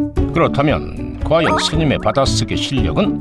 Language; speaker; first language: Korean; native; Korean